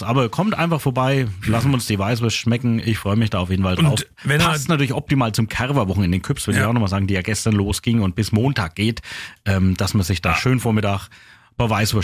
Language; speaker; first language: German; native; German